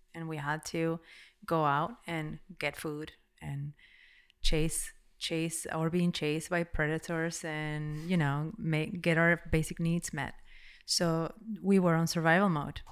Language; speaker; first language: English; non-native, fluent; Spanish